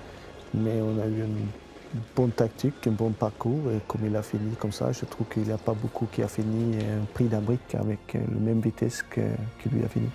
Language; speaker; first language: French; non-native, fluent; Swedish